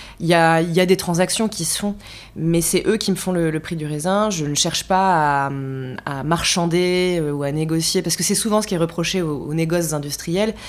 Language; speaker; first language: French; native; French